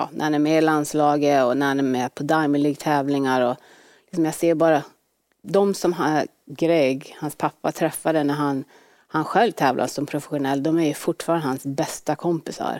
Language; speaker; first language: Swedish; native; Swedish